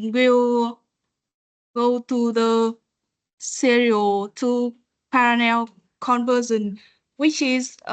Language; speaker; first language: English; non-native, learner; Vietnamese